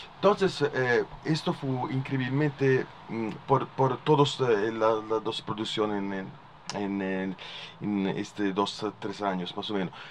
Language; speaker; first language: Spanish; non-native, learner; Italian